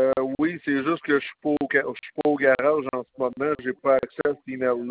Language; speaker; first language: French; native; French